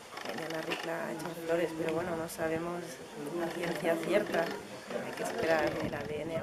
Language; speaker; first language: Spanish; early bilingual, heritage; French